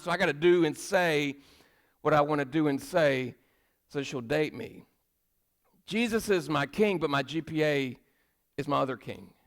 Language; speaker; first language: English; native; English